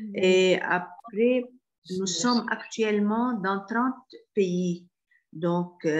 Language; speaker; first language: French; non-native, fluent; Arabic